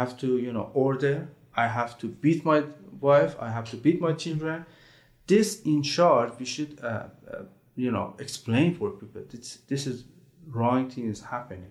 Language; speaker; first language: English; non-native, learner; Persian